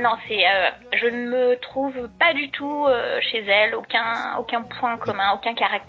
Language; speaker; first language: French; native; French